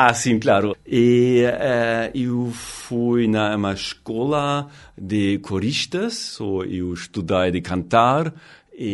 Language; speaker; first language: Portuguese; non-native, learner; German